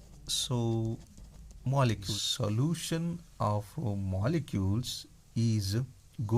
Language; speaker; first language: English; non-native, local second language; Kannada